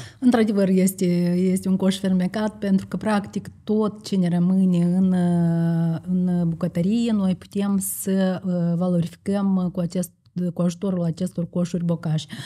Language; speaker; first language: Romanian; native; Romanian